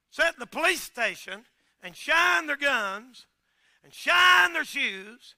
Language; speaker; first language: English; native; English